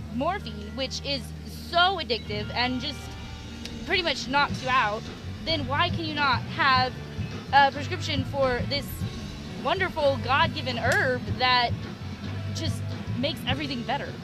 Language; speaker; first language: English; native; English